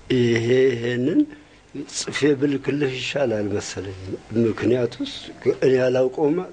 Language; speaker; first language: Amharic; non-native, local second language; Tigrinya